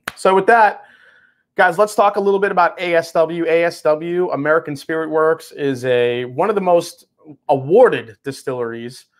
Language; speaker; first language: English; native; English